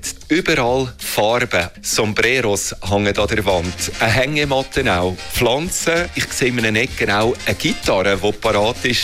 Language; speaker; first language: German; native; German